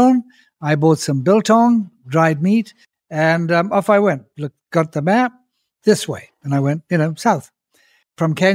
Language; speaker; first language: English; native; English